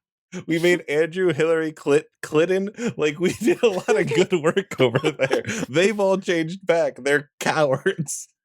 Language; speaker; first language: English; native; English